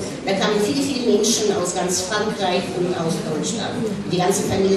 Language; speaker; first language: German; non-native, fluent; Russian